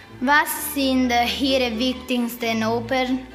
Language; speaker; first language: German; non-native, learner; Italian